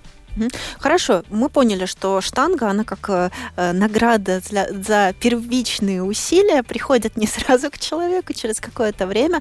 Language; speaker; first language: Russian; native; Russian